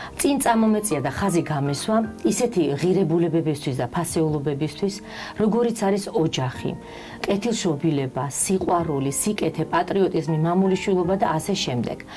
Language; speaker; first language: Georgian; native; Georgian